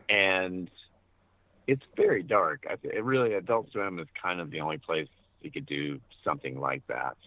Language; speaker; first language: English; native; English